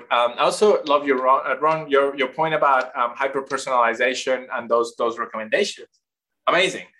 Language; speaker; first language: English; non-native, fluent; Spanish